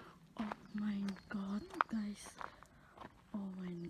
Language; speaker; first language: German; non-native, learner; Indonesian